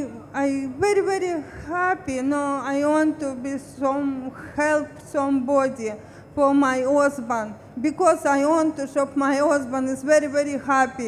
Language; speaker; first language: English; non-native, learner; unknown